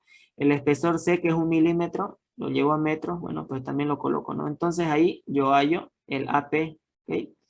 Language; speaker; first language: Spanish; native; Spanish